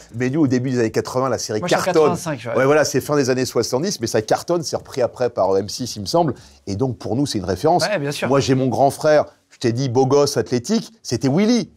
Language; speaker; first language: French; native; French